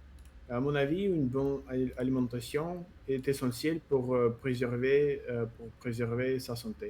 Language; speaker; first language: French; non-native, learner; Russian